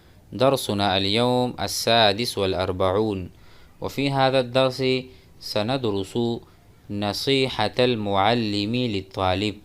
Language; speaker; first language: Arabic; non-native, fluent; Urdu